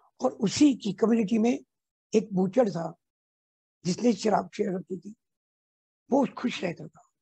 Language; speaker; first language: Hindi; non-native, local second language; Punjabi